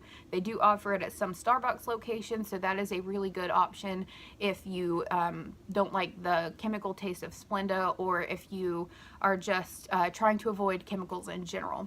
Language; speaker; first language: English; native; English